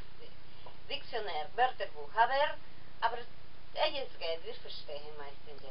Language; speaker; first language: German; non-native, learner; Spanish